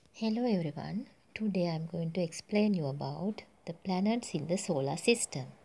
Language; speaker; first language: English; non-native, local second language; Sinhala